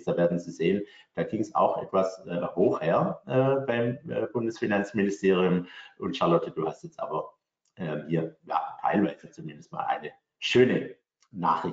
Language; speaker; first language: German; native; German